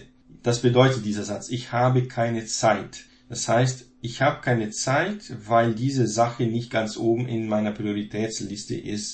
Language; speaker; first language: German; non-native, fluent; Portuguese